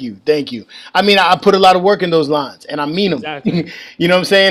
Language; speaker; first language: English; native; English